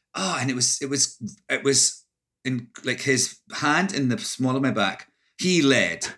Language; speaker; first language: English; native; English